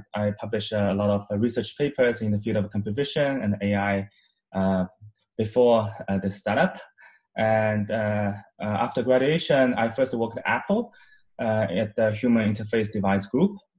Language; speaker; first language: English; non-native, fluent; Chinese